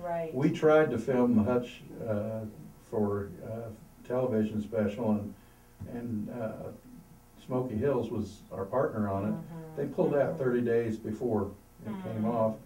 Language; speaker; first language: English; native; English